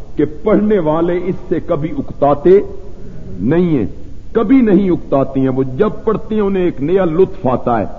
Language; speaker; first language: Urdu; non-native, local second language; Punjabi